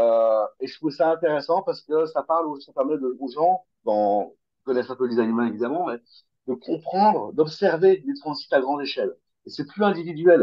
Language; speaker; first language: French; native; French